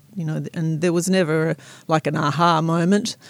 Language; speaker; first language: English; native; English